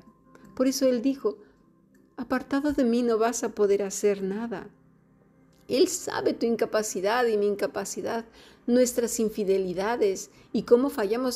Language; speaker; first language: Spanish; native; Spanish